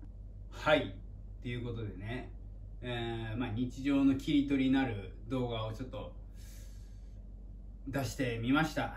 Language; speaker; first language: Japanese; native; Japanese